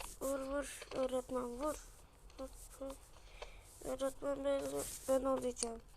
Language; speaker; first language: Turkish; native; Turkish